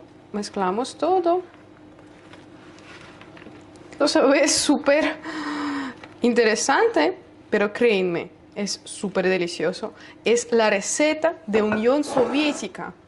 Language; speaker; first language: Spanish; non-native, learner; Russian